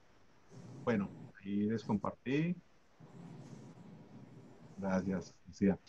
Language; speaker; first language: Spanish; native; Spanish